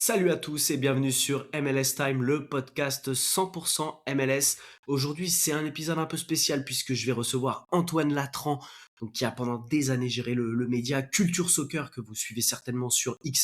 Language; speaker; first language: French; native; French